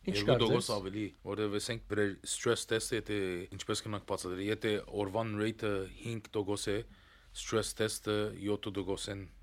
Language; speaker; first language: Armenian; early bilingual, heritage; Armenian